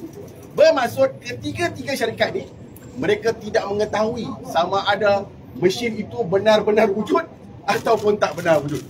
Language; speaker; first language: Malay; native; Malay